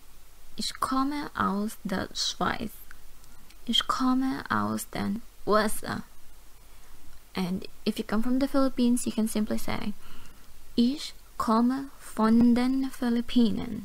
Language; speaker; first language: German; non-native, fluent; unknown